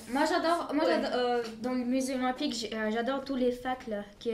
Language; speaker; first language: French; non-native, fluent; Bulgarian